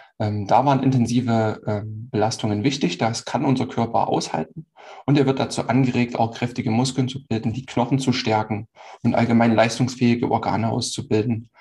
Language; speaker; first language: German; native; German